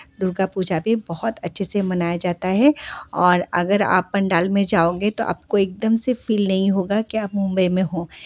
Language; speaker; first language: Hindi; non-native, local second language; Bangla